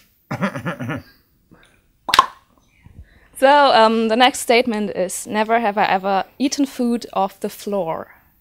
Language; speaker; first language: English; non-native, fluent; German